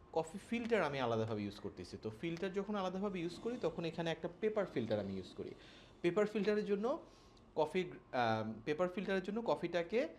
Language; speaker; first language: Bangla; native; Bangla